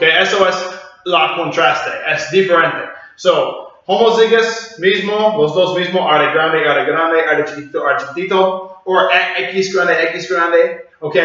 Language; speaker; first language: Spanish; non-native, learner; English